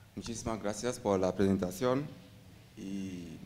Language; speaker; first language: Spanish; non-native, fluent; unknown